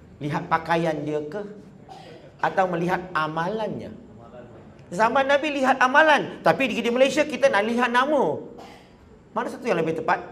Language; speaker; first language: Malay; non-native, local second language; Chinese